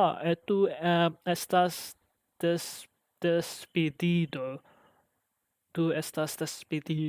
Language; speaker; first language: Spanish; non-native, learner; English